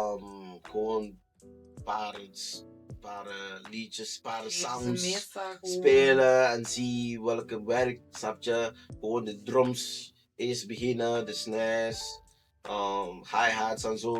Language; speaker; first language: Dutch; non-native, fluent; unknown